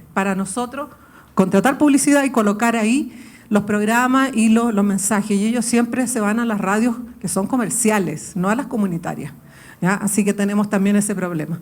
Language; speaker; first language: Spanish; native; Spanish